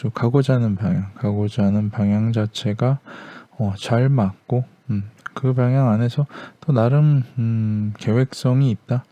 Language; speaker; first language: Korean; native; Korean